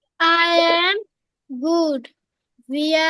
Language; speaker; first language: English; non-native, learner; Bangla